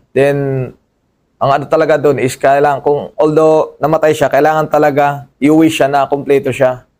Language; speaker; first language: Filipino; non-native, local second language; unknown